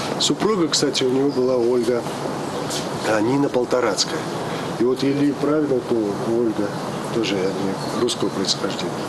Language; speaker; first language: Russian; non-native, local second language; Georgian